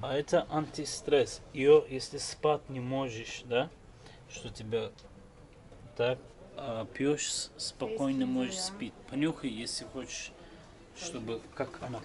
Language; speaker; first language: Russian; non-native, learner; Turkish